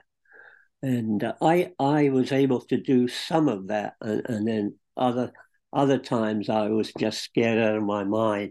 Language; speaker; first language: English; native; English